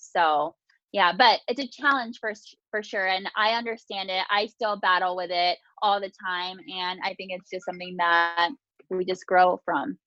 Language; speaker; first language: English; early bilingual, other home language; Japanese